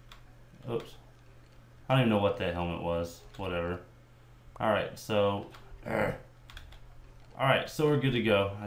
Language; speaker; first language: English; native; English